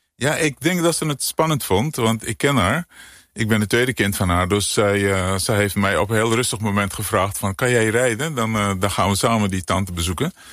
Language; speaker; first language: Dutch; native; Dutch